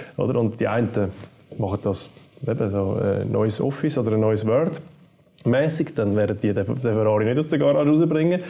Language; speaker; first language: German; native; German